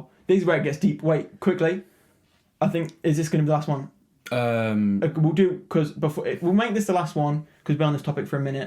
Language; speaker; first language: English; native; English